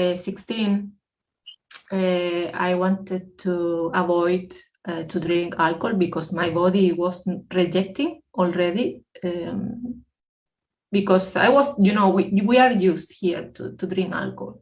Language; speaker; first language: English; non-native, fluent; Spanish